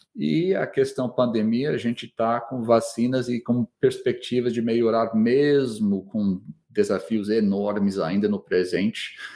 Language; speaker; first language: Portuguese; non-native, fluent; English